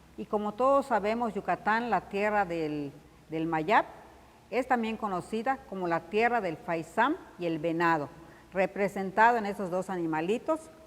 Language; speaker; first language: Spanish; native; Spanish